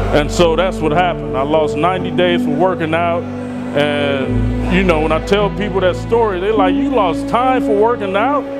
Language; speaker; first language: English; native; English